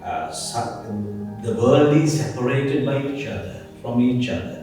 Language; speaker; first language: English; non-native, local second language; Sinhala